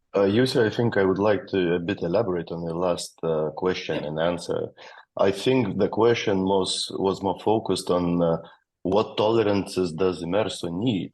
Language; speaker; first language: English; non-native, fluent; Lithuanian